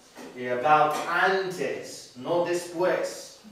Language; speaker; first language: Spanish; non-native, learner; English